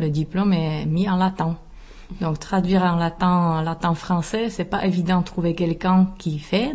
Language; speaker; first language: French; non-native, fluent; Czech